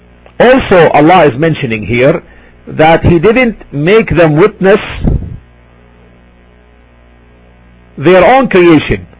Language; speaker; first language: English; non-native, fluent; Arabic